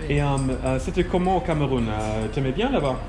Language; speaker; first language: French; non-native, fluent; English